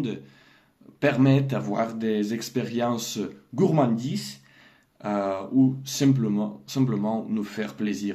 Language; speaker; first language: French; non-native, learner; Russian